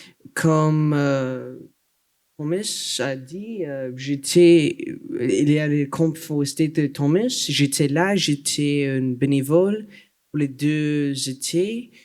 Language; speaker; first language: French; non-native, local second language; English